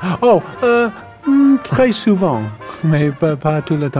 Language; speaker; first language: French; non-native, learner; English